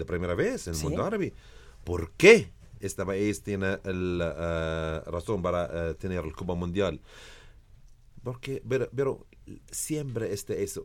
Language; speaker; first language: Spanish; non-native, learner; Arabic